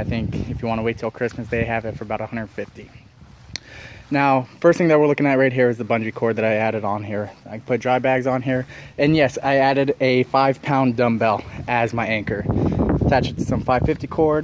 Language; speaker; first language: English; native; English